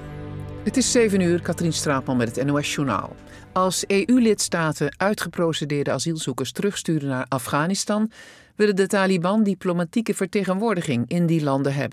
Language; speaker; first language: Dutch; native; Dutch